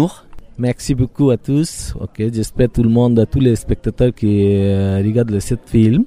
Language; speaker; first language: French; non-native, learner; Bangla